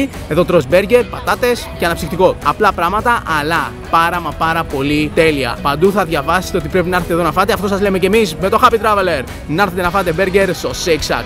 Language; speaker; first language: Greek; native; Greek